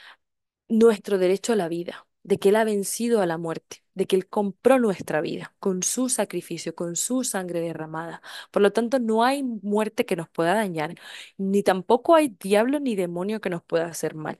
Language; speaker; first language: Spanish; native; Spanish